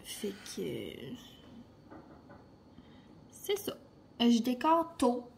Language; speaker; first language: French; native; French